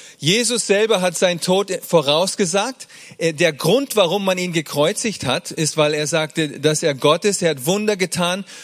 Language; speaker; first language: German; early bilingual, other home language; English